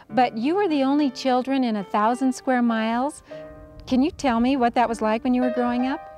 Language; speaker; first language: English; native; English